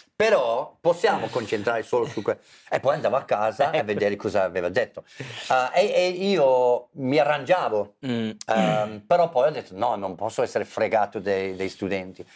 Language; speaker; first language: Italian; non-native, fluent; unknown